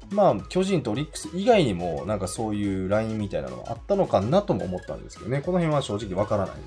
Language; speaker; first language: Japanese; native; Japanese